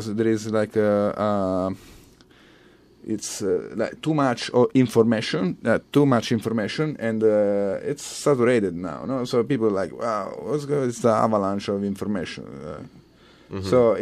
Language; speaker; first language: English; non-native, fluent; Italian